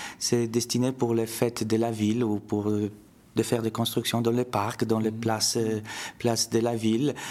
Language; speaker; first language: French; non-native, fluent; Polish